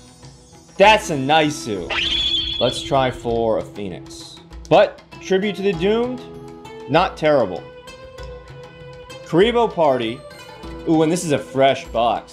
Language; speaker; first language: English; native; English